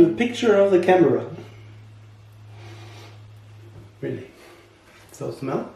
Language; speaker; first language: English; non-native, learner; German